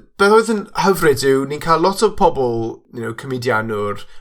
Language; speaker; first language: Welsh; non-native, local second language; English